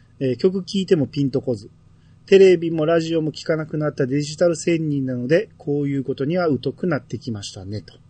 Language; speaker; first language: Japanese; native; Japanese